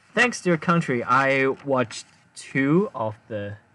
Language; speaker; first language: English; non-native, fluent; Chinese